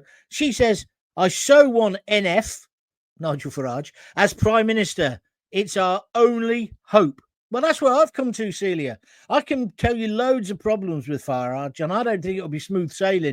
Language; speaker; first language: English; native; English